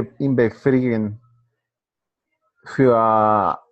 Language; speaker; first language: German; non-native, learner; Spanish